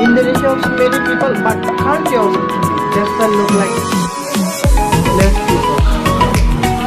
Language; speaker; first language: English; non-native, learner; Bangla